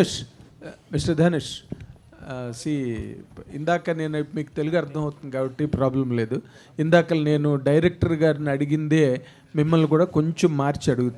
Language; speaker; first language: Telugu; native; Telugu